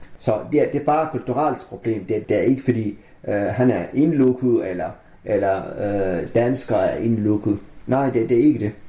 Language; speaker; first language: Danish; non-native, learner; Arabic